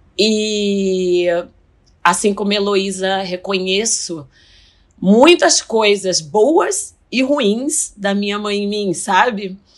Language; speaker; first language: Portuguese; native; Portuguese